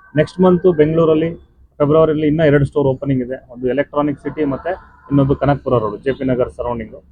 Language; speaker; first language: Kannada; native; Kannada